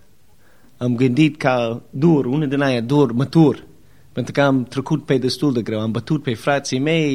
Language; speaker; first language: Romanian; non-native, learner; English